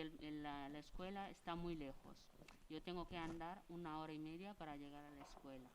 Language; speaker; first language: Spanish; non-native, fluent; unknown